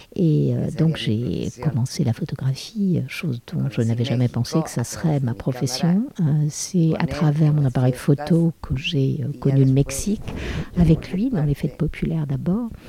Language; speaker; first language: French; non-native, fluent; Spanish